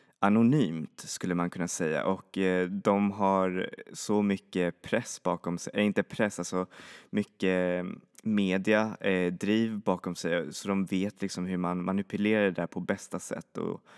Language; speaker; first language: Swedish; native; Swedish